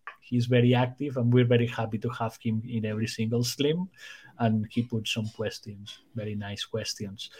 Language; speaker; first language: English; non-native, fluent; Spanish